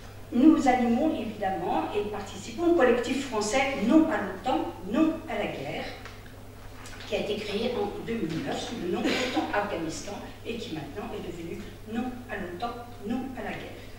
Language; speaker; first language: French; native; French